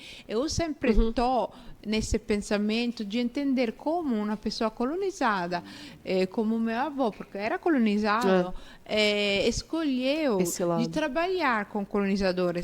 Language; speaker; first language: Portuguese; non-native, fluent; Italian